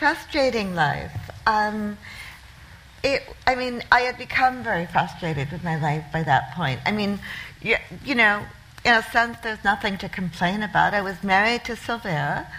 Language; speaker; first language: English; native; English